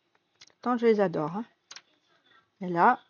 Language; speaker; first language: French; native; French